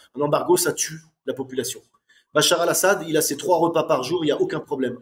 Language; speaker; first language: French; native; French